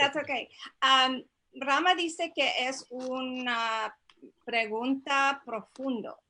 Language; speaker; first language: Spanish; non-native, learner; English